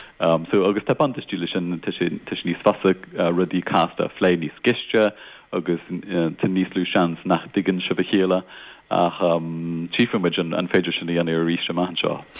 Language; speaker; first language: Irish; non-native, local second language; English